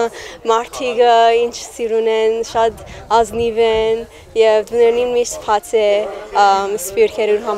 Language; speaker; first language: Armenian; early bilingual, heritage; Armenian